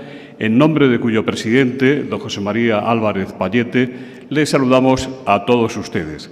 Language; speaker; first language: Spanish; native; Spanish